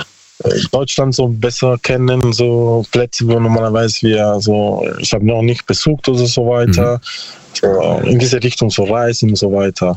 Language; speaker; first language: German; non-native, learner; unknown